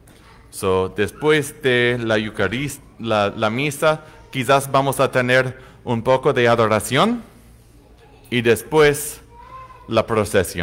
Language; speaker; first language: Spanish; non-native, fluent; English